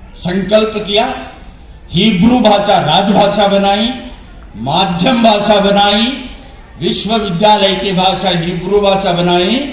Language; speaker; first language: Hindi; non-native, local second language; Konkani